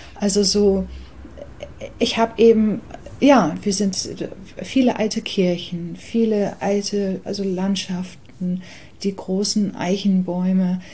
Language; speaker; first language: German; early bilingual, other home language; English